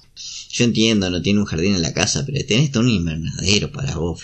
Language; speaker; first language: Spanish; native; Spanish